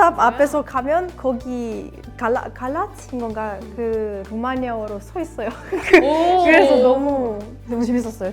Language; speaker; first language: Korean; non-native, learner; Romanian